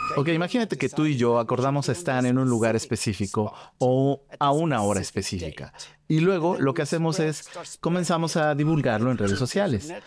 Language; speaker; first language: Spanish; non-native, fluent; Swedish